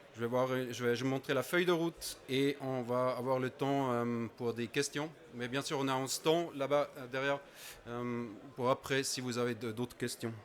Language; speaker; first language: French; non-native, local second language; German